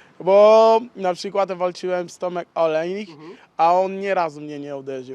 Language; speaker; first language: Polish; non-native, learner; Portuguese